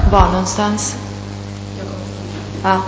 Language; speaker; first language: Swedish; non-native, fluent; Italian